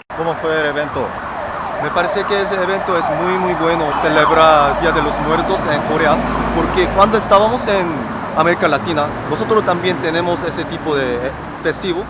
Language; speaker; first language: Spanish; non-native, fluent; Korean